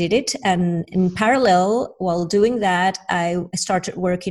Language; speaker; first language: English; non-native, fluent; Spanish